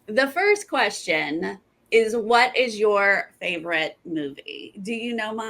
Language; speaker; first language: English; native; English